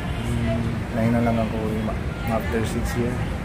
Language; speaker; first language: Filipino; non-native, learner; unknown